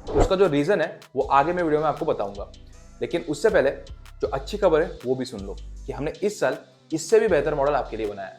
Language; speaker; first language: Hindi; native; Hindi